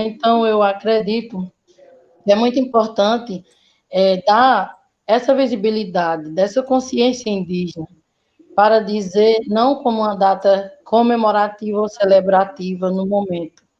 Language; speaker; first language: Portuguese; native; Portuguese